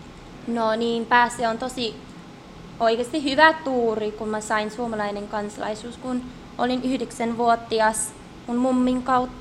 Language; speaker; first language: Finnish; early bilingual, heritage; English